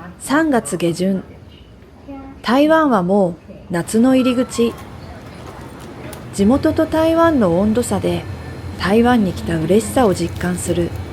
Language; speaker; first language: Japanese; native; Japanese